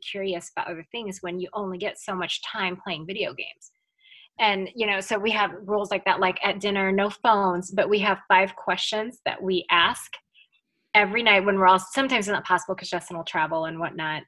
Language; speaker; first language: English; early bilingual, other home language; Filipino